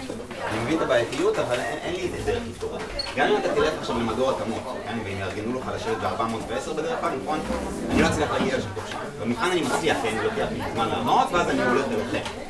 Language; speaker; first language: Hebrew; native; Hebrew